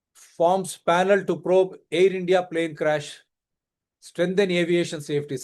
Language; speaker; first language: English; non-native, local second language; Telugu